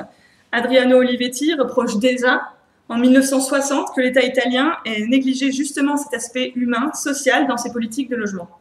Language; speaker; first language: French; native; French